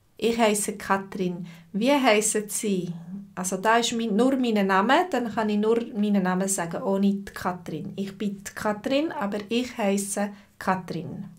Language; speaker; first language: German; native; German